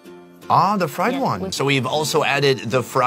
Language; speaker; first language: English; native; English